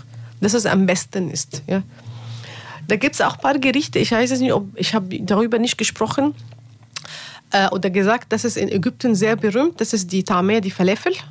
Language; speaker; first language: German; non-native, learner; Arabic